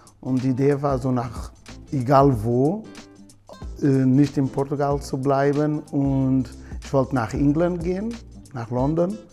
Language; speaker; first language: German; non-native, learner; Portuguese